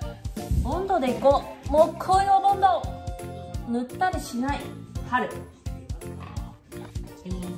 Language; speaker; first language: Japanese; native; Japanese